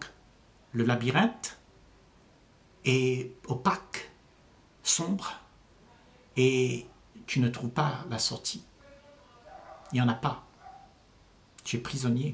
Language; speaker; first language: French; native; French